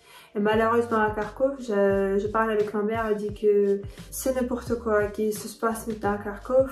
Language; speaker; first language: French; non-native, fluent; Ukrainian